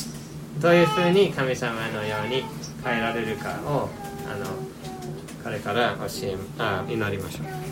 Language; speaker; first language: Japanese; non-native, fluent; English